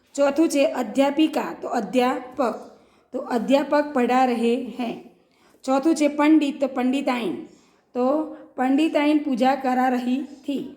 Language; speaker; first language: Hindi; non-native, local second language; Gujarati